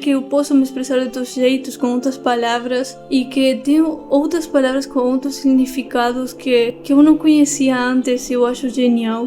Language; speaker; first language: Portuguese; non-native, fluent; Spanish